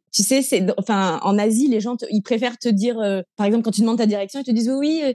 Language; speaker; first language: French; native; French